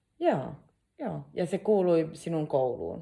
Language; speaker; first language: Finnish; native; Finnish